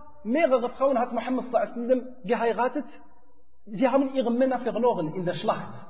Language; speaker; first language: German; non-native, fluent; Arabic